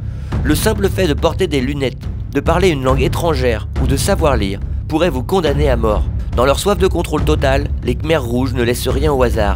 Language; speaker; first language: French; native; French